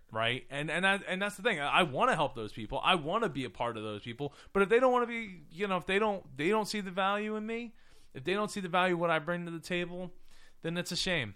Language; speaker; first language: English; native; English